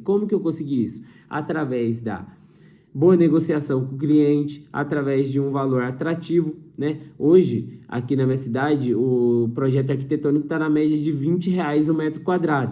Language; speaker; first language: Portuguese; native; Portuguese